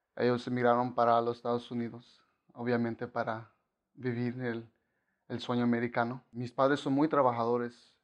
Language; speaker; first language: Spanish; early bilingual, heritage; Spanish